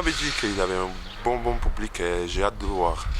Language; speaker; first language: French; non-native, fluent; Bosnian